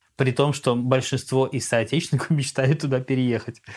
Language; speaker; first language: Russian; native; Russian